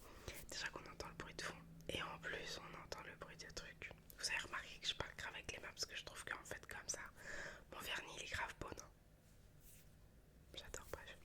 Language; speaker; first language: French; native; French